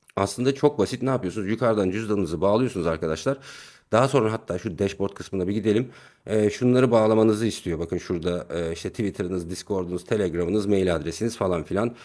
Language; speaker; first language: Turkish; native; Turkish